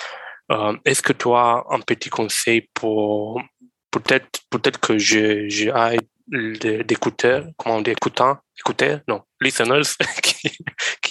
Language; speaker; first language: French; non-native, learner; Romanian